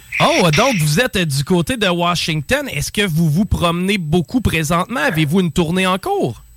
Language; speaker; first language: French; native; French